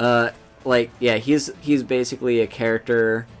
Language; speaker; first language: English; native; English